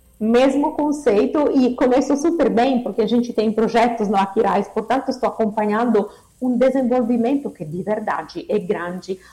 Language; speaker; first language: Portuguese; non-native, fluent; Italian